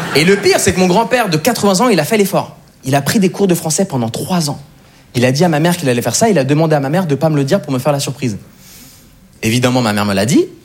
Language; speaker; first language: French; native; French